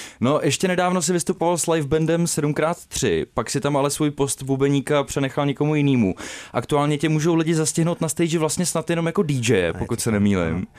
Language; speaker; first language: Czech; native; Czech